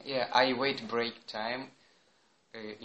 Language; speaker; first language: English; non-native, learner; Russian